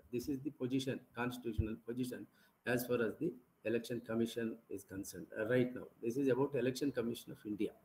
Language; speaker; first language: English; non-native, local second language; Kannada